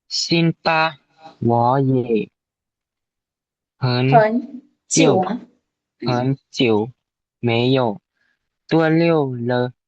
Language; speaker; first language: Chinese; non-native, learner; Lao